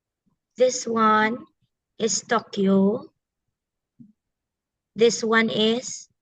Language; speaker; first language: English; non-native, fluent; Filipino